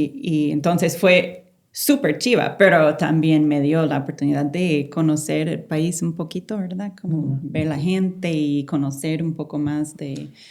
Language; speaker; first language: Spanish; non-native, fluent; English